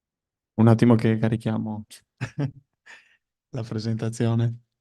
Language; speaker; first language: Italian; native; Italian